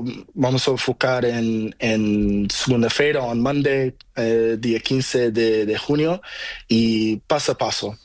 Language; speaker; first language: Spanish; non-native, learner; Portuguese